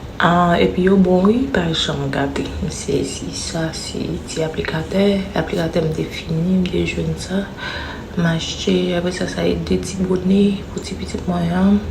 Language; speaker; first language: French; non-native, learner; Haitian Creole